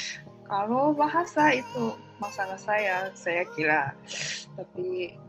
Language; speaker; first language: Indonesian; non-native, learner; Japanese